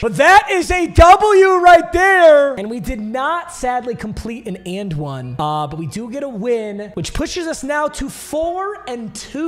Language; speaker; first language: English; native; English